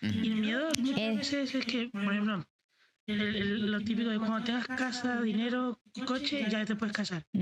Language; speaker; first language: Spanish; native; Spanish